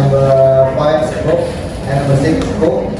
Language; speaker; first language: English; non-native, learner; Indonesian